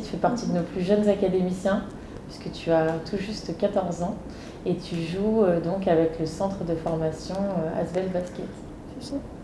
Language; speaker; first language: French; native; French